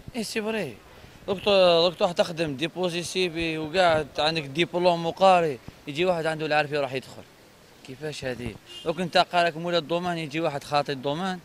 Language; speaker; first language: Arabic; native; Arabic